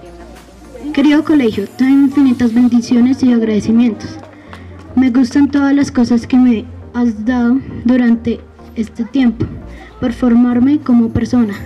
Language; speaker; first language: Spanish; native; Spanish